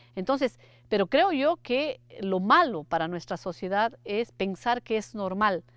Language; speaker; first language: Spanish; native; Spanish